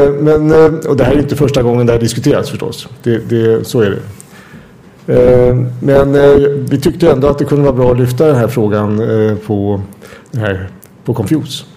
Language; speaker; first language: Swedish; native; Swedish